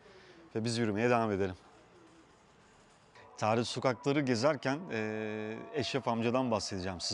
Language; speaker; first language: Turkish; native; Turkish